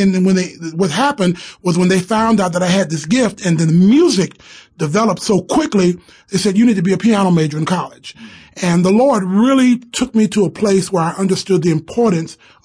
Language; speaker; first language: English; native; English